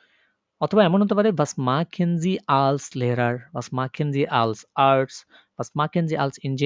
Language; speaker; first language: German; non-native, learner; Bangla